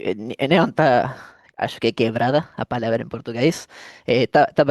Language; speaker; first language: Portuguese; non-native, fluent; Spanish